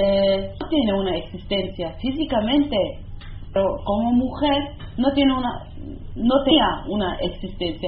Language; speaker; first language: Spanish; non-native, learner; Kurdish